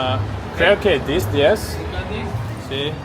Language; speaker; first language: Spanish; non-native, learner; English